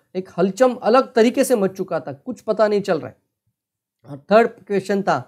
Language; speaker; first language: Hindi; non-native, local second language; Marathi